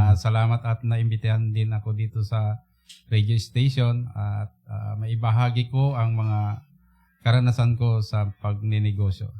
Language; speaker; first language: Filipino; native; Filipino